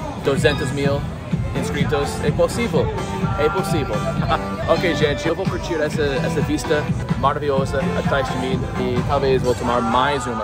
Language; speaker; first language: Portuguese; non-native, fluent; English